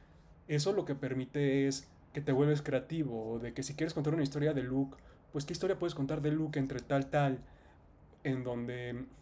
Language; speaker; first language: Spanish; native; Spanish